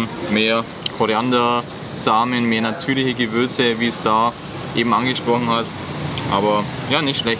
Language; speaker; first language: German; native; German